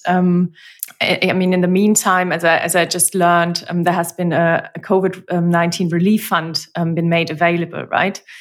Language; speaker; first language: English; non-native, fluent; German